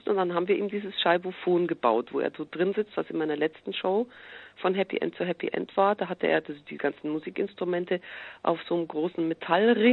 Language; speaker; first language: German; native; German